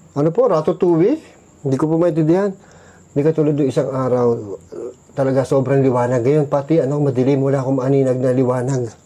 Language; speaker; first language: Filipino; native; Filipino